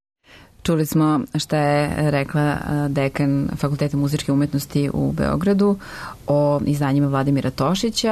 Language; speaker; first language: Serbian; native; Serbian